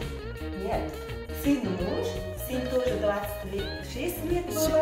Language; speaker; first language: Russian; non-native, local second language; Uzbek